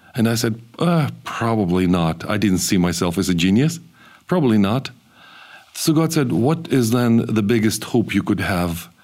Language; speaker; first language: English; early bilingual, other home language; German